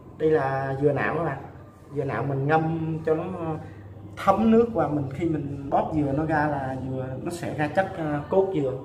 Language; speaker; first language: Vietnamese; non-native, local second language; Khmer